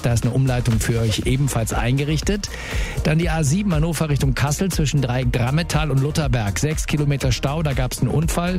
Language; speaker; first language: German; native; German